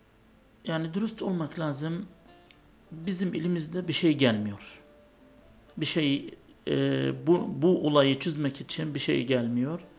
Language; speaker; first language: Turkish; non-native, fluent; Arabic